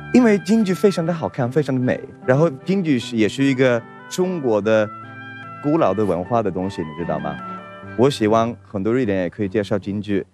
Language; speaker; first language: Chinese; non-native, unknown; Swedish